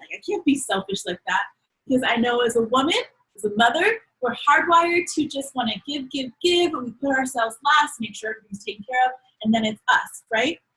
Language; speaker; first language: English; native; English